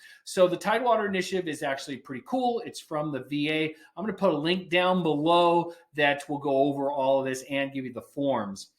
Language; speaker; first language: English; native; English